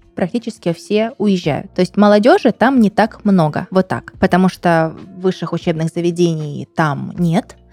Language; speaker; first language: Russian; native; Russian